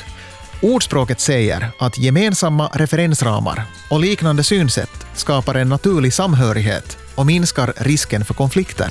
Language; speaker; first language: Swedish; native; Swedish